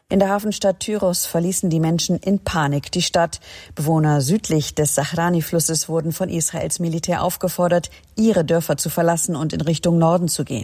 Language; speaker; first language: German; native; German